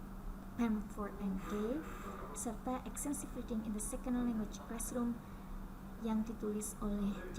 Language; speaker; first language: English; non-native, fluent; Indonesian